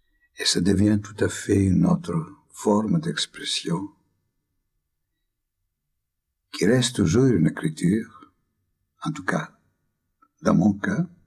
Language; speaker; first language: French; non-native, fluent; Greek